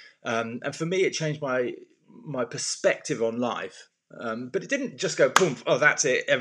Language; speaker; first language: English; native; English